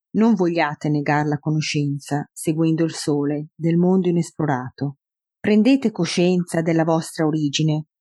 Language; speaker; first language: Italian; native; Italian